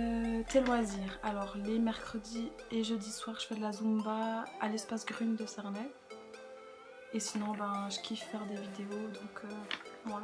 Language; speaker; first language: French; native; French